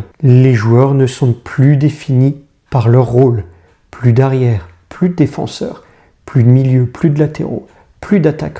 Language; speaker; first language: French; native; French